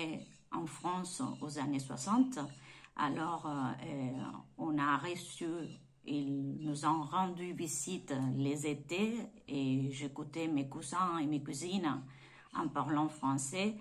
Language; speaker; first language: French; non-native, fluent; Spanish